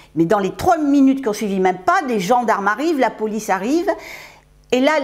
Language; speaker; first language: French; native; French